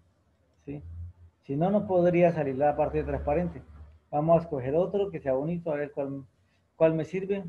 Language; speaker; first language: Spanish; native; Spanish